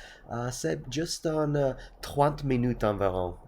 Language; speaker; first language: French; non-native, learner; English